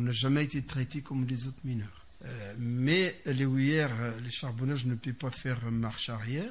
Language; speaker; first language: French; non-native, fluent; Arabic